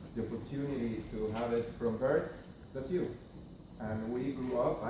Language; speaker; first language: English; non-native, fluent; Spanish